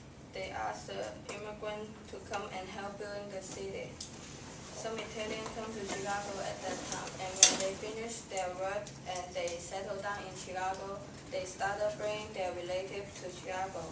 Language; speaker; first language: English; non-native, learner; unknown